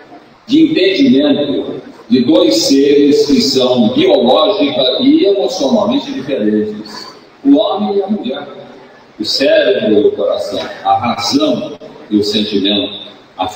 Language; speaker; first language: Portuguese; native; Portuguese